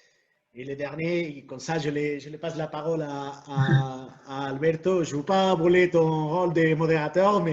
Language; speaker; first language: French; non-native, fluent; Spanish